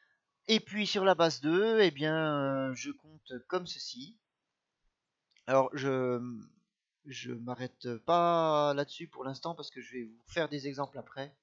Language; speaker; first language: French; native; French